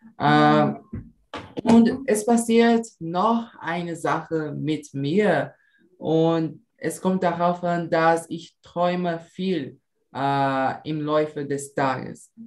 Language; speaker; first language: German; non-native, learner; Portuguese